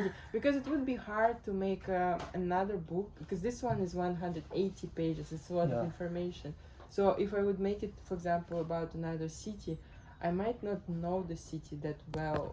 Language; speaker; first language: English; non-native, fluent; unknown